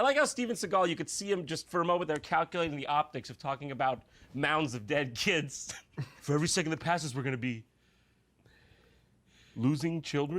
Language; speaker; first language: English; native; English